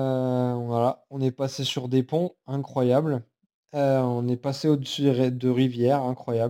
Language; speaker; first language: French; native; French